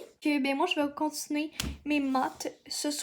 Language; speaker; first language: French; native; French